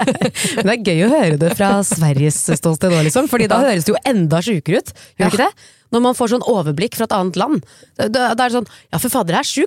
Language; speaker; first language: Norwegian; native; Norwegian